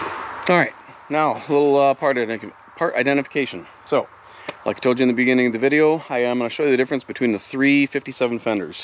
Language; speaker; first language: English; native; English